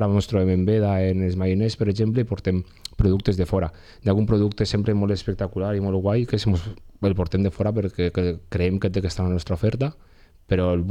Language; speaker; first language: Catalan; native; Catalan